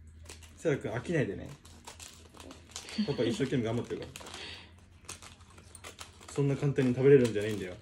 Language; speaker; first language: Japanese; native; Japanese